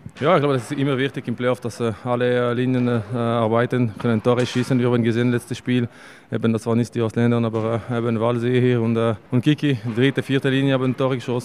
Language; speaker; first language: German; non-native, local second language; French